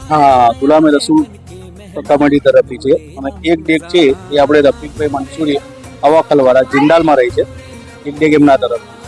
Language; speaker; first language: Gujarati; native; Gujarati